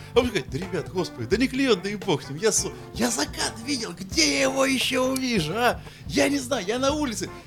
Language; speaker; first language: Russian; native; Russian